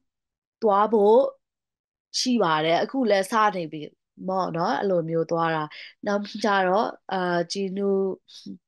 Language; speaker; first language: Burmese; non-native, local second language; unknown